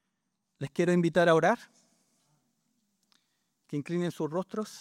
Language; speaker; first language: Spanish; native; Spanish